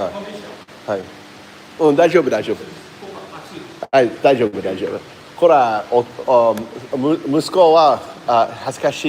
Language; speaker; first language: Japanese; non-native, learner; English